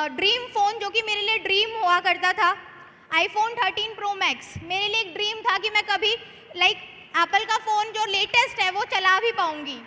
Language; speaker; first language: Hindi; native; Hindi